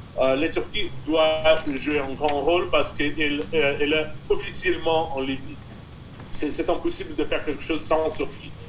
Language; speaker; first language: French; non-native, fluent; Russian